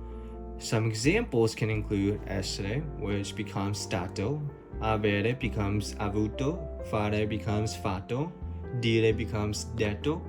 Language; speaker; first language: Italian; non-native, learner; English